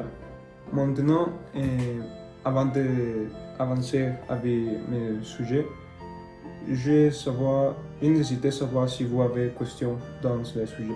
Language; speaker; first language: French; non-native, learner; Spanish